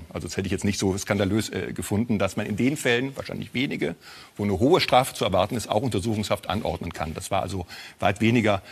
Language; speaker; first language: German; native; German